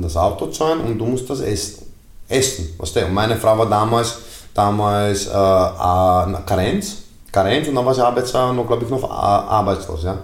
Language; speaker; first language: German; non-native, fluent; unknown